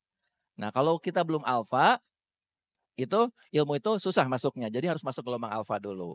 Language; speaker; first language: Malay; non-native, local second language; Sundanese